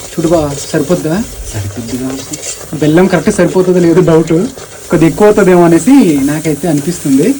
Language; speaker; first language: Telugu; non-native, local second language; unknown